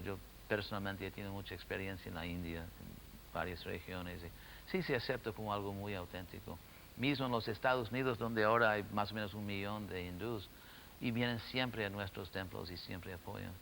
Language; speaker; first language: Spanish; non-native, fluent; English